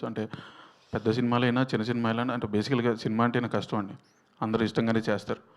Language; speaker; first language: Telugu; native; Telugu